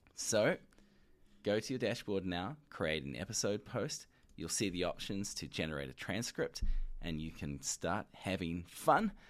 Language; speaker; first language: English; native; English